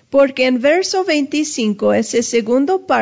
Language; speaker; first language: Spanish; early bilingual, heritage; Spanish